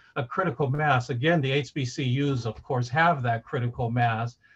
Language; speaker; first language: English; native; English